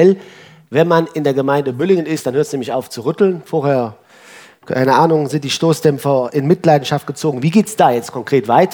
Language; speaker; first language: German; native; German